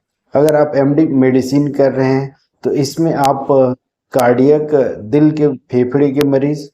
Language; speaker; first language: Hindi; native; Hindi